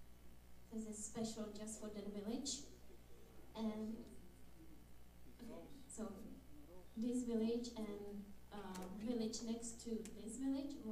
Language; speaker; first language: English; non-native, fluent; Czech